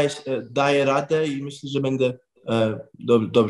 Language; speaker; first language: Polish; early bilingual, heritage; English